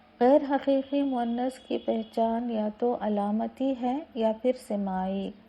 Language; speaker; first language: Urdu; native; Urdu